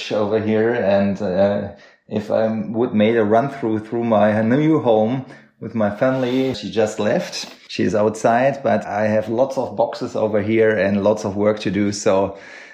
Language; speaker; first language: English; non-native, fluent; German